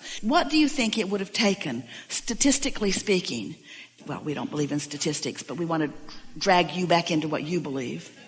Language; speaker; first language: English; native; English